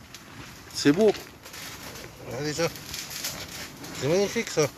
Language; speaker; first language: French; native; French